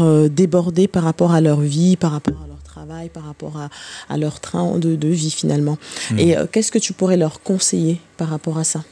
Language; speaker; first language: French; native; French